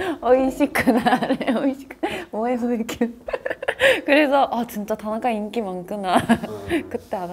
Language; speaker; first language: Korean; non-native, fluent; Japanese